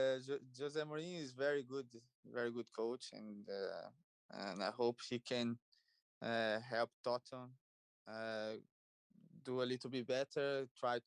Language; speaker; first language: English; non-native, learner; Portuguese